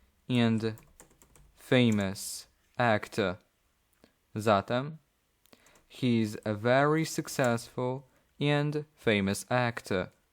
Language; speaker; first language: English; non-native, fluent; Polish